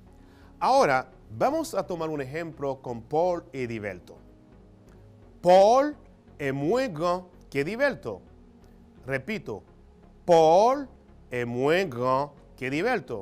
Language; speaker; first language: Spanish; non-native, fluent; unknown